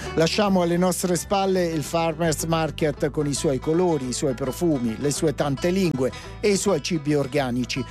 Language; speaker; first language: Italian; native; Italian